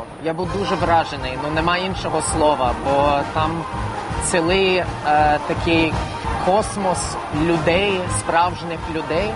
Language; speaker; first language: Ukrainian; non-native, fluent; English